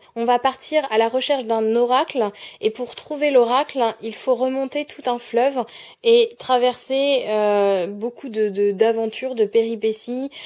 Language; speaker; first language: French; native; French